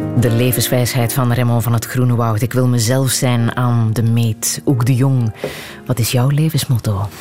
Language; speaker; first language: Dutch; native; Dutch